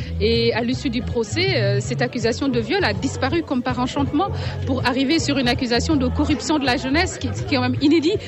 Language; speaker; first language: French; non-native, local second language; Wolof